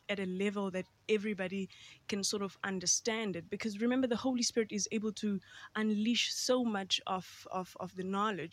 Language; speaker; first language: English; non-native, local second language; Xhosa